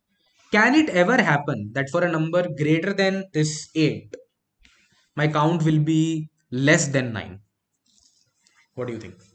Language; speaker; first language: English; non-native, local second language; Hindi